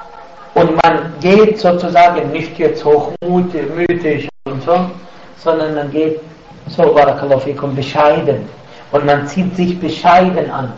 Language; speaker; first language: German; non-native, fluent; Arabic